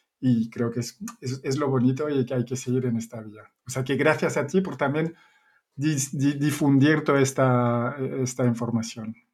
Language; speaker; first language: Spanish; non-native, fluent; French